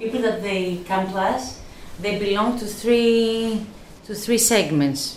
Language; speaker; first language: English; non-native, fluent; Greek